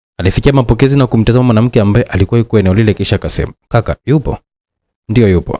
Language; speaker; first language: Swahili; native; Swahili